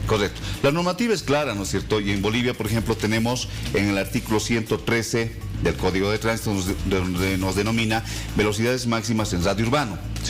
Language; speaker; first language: Spanish; native; Spanish